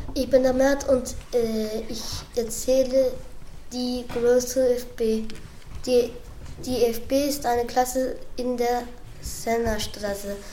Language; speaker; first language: German; early bilingual, other home language; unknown